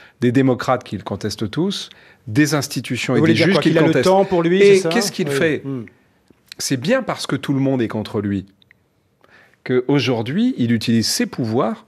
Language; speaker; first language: French; native; French